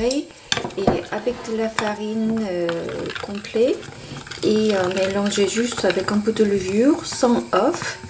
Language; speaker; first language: French; non-native, fluent; Korean